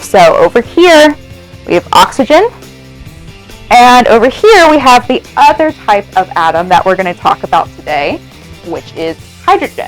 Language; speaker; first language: English; native; English